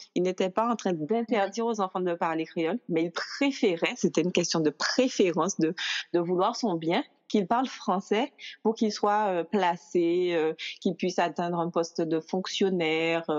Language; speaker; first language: French; native; French